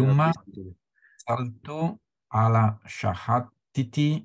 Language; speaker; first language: Arabic; non-native, learner; Italian